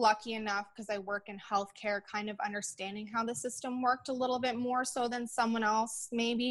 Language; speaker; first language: English; native; English